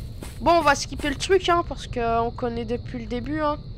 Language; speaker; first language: French; native; French